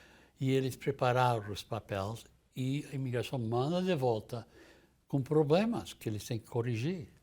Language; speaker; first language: Portuguese; non-native, fluent; English